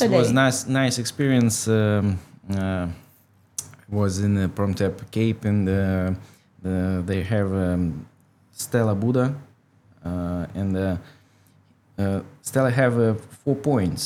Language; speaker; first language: English; non-native, learner; Russian